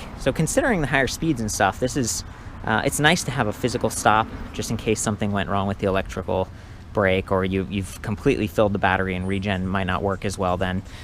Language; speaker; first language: English; native; English